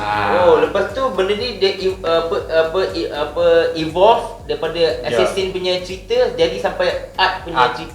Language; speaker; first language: Malay; native; Malay